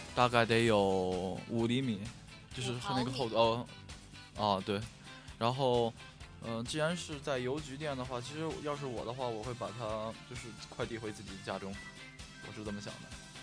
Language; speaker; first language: Chinese; native; Chinese